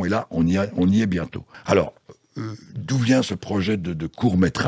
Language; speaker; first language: French; native; French